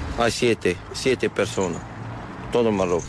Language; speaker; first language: Spanish; non-native, learner; Arabic